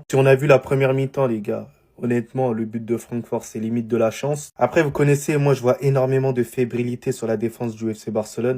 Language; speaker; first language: French; native; French